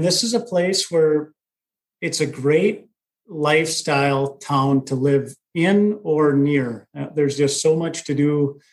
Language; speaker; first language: English; native; English